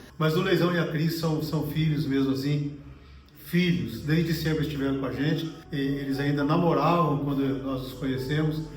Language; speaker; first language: Portuguese; native; Portuguese